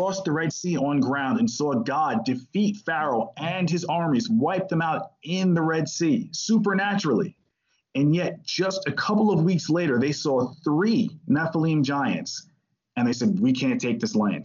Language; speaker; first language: English; native; English